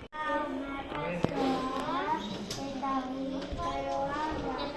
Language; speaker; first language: Basque; non-native, local second language; Spanish